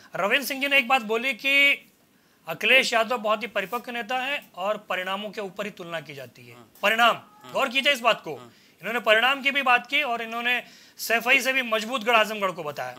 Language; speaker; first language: Hindi; native; Hindi